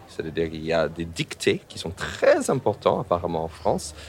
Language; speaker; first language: French; non-native, fluent; English